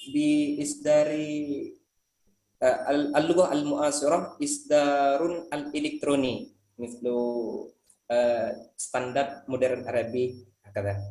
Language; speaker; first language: Arabic; non-native, fluent; Indonesian